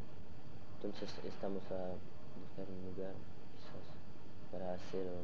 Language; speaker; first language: Spanish; non-native, learner; French